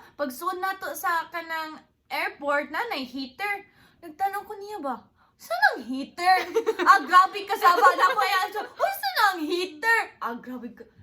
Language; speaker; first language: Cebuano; non-native, local second language; English